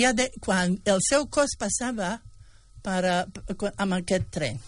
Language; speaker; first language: Catalan; non-native, fluent; Bosnian